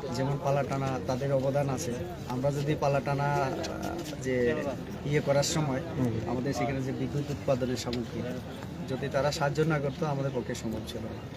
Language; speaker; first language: Bangla; non-native, local second language; Kok Borok